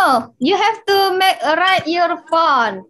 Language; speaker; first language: English; non-native, learner; Indonesian